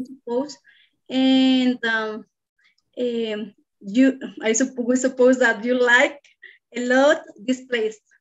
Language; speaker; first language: English; non-native, learner; Spanish